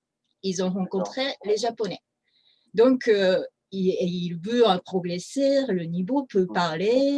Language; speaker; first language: French; non-native, fluent; Japanese